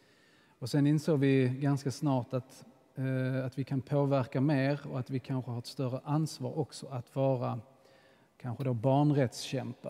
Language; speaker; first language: Swedish; native; Swedish